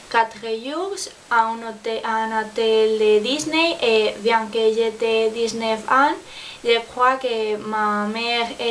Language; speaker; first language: French; non-native, learner; Spanish